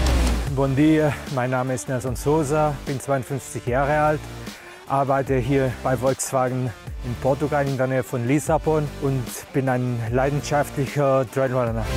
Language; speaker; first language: German; non-native, fluent; Portuguese